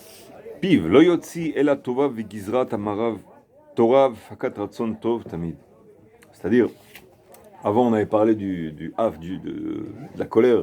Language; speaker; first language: French; native; French